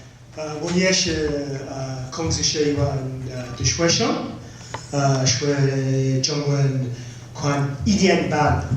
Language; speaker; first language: Chinese; non-native, learner; English